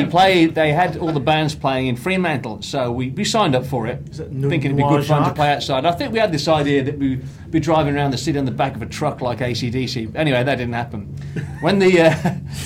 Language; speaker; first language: English; native; English